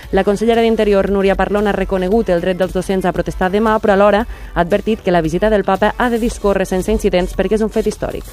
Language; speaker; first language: Catalan; native; Catalan